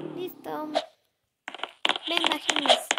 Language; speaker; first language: Spanish; native; Spanish